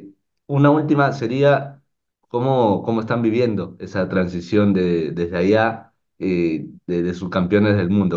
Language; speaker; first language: Spanish; native; Spanish